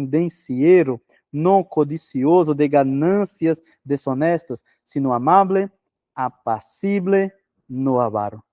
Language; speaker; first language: Spanish; non-native, fluent; Portuguese